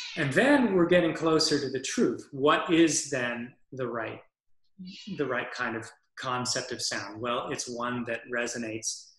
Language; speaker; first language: English; native; English